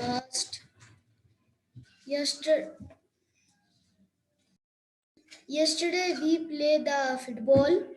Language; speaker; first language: English; non-native, learner; Urdu